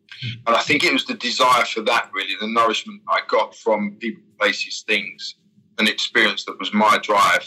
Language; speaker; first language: English; native; English